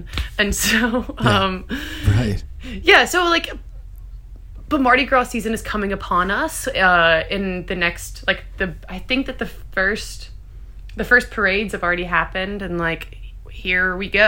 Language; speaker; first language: English; native; English